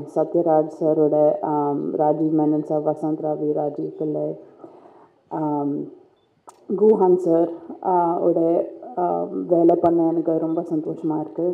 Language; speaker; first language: Tamil; non-native, learner; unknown